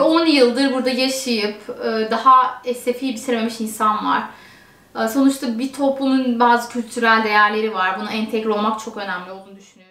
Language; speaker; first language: Turkish; native; Turkish